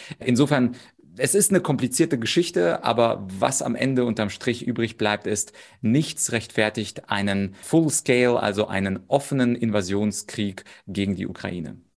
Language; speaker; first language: German; early bilingual, other home language; Russian